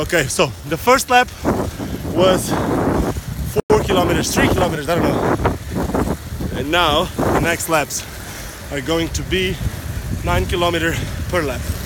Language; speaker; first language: English; non-native, fluent; Portuguese